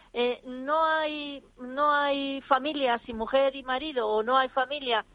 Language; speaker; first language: Spanish; native; Spanish